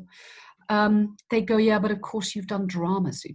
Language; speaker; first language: English; native; English